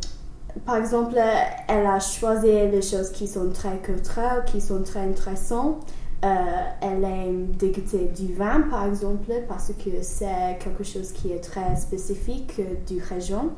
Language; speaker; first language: French; non-native, learner; English